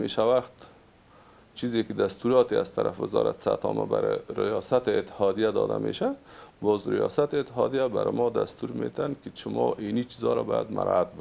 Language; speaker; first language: Persian; native; Persian